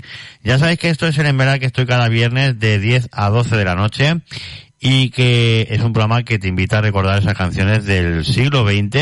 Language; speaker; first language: Spanish; native; Spanish